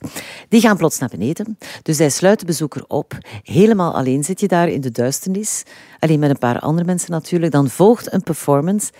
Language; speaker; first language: Dutch; native; Dutch